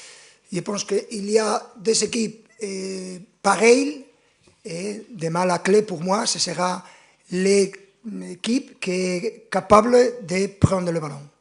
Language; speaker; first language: French; non-native, fluent; Spanish